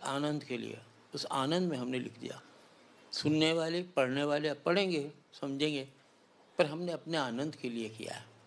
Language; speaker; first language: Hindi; native; Hindi